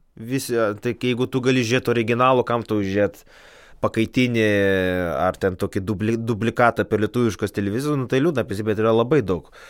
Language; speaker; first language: Lithuanian; non-native, local second language; Polish